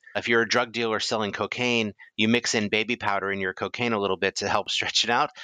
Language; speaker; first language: English; native; English